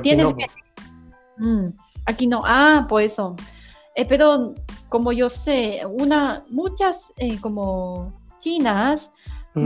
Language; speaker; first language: Spanish; non-native, learner; Chinese